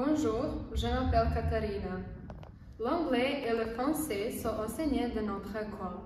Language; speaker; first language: French; non-native, learner; Serbian